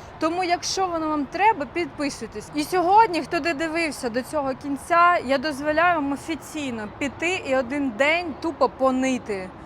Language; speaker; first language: Ukrainian; non-native, local second language; Russian